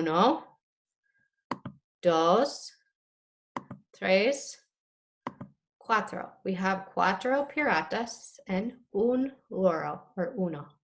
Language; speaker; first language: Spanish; non-native, fluent; English